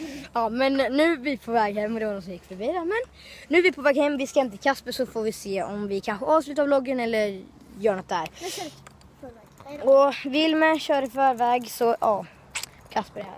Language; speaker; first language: Swedish; native; Swedish